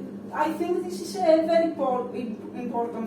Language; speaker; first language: English; non-native, learner; Greek